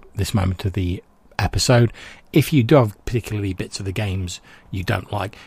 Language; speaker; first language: English; native; English